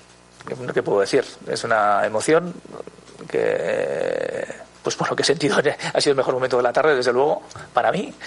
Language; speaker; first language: Spanish; native; Spanish